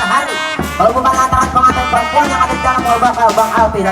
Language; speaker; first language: Indonesian; native; Indonesian